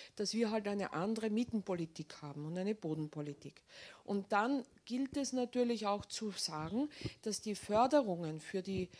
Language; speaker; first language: German; native; German